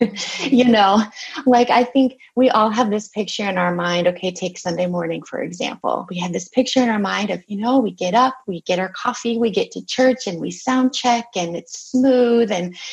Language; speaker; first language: English; native; English